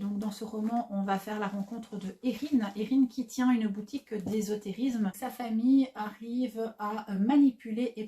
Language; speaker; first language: French; native; French